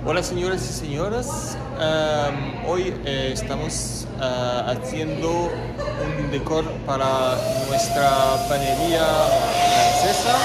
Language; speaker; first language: Spanish; non-native, learner; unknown